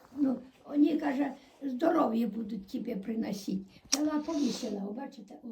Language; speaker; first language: Ukrainian; native; Ukrainian